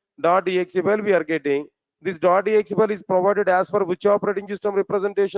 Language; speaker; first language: English; non-native, local second language; Telugu